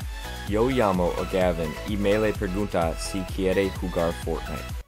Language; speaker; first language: Spanish; non-native, learner; English